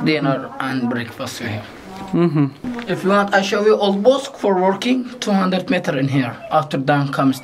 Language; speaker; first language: English; non-native, learner; Arabic